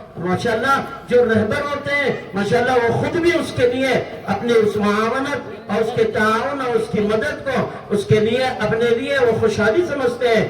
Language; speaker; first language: Urdu; native; Urdu